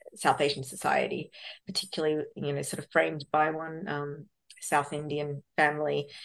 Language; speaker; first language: English; native; English